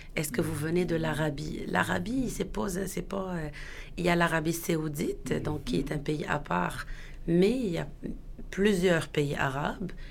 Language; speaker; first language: French; non-native, local second language; Arabic